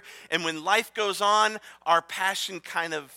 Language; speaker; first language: English; native; English